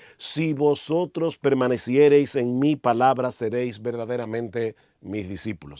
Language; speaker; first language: Spanish; native; Spanish